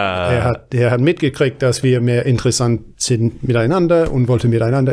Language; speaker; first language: German; non-native, learner; English